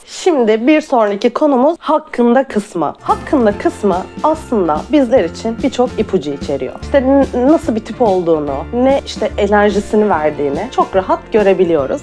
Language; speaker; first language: Turkish; native; Turkish